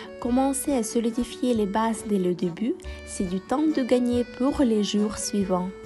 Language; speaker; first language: French; non-native, fluent; Russian